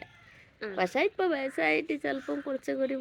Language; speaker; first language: Malayalam; non-native, learner; Hindi